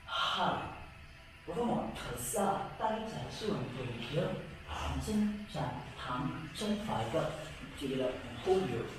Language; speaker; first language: Vietnamese; non-native, learner; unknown